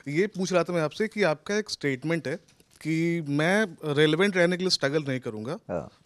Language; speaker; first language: Hindi; native; Hindi